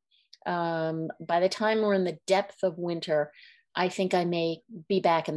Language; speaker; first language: English; native; English